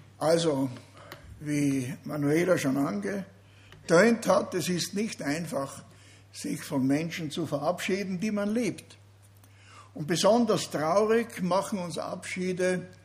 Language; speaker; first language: German; native; German